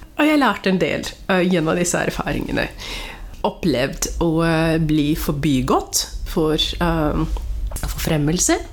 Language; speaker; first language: Norwegian; early bilingual, other home language; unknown